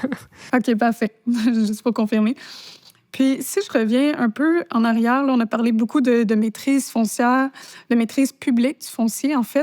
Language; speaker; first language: French; native; French